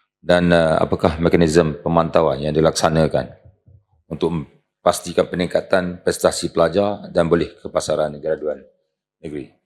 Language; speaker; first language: Malay; native; Malay